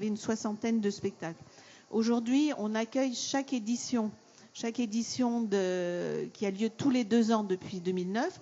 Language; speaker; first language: French; native; French